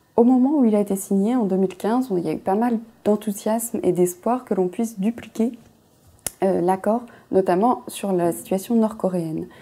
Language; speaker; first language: French; native; French